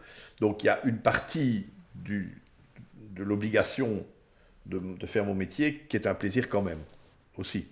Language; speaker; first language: French; native; French